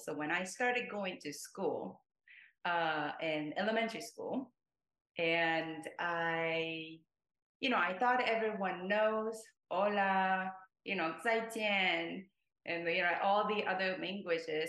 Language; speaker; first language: English; non-native, fluent; Japanese